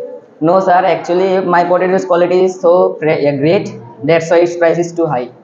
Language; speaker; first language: English; non-native, learner; Bangla